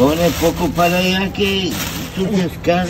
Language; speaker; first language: Spanish; non-native, learner; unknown